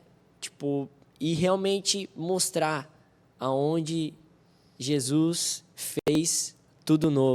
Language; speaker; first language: Portuguese; native; Portuguese